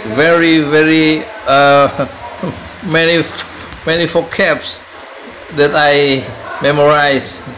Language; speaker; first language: English; non-native, learner; Indonesian